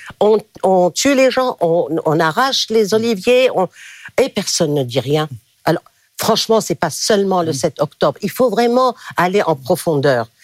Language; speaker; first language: French; non-native, local second language; Arabic